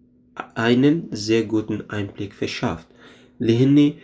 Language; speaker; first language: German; non-native, fluent; Arabic